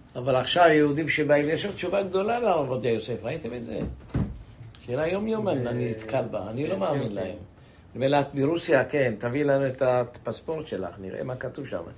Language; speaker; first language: Hebrew; native; Hebrew